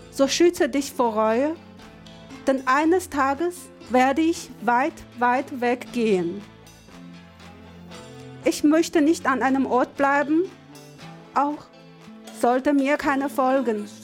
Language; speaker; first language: German; non-native, fluent; Chinese